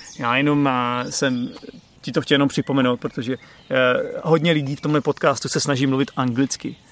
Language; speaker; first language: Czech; native; Czech